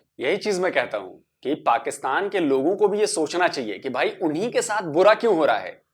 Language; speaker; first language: Hindi; native; Hindi